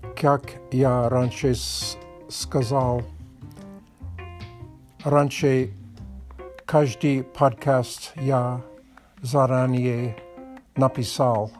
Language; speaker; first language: Russian; non-native, learner; English